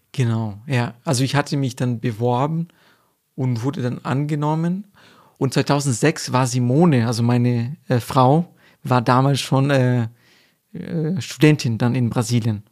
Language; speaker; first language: German; non-native, fluent; Portuguese